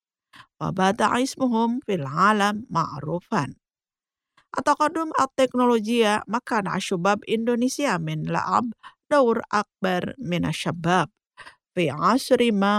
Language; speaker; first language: Arabic; non-native, fluent; Indonesian